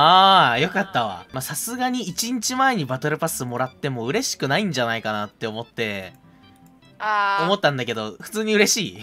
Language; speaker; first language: Japanese; native; Japanese